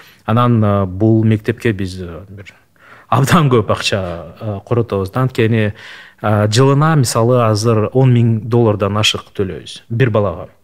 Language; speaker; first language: Kyrgyz; non-native, local second language; Russian